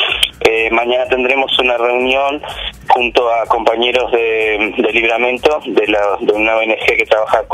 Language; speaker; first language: Spanish; native; Spanish